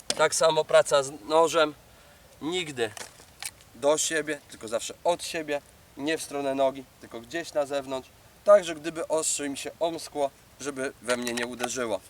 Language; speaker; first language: Polish; native; Polish